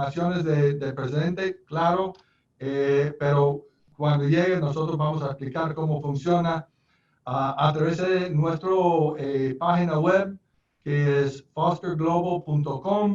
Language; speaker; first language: Spanish; non-native, fluent; English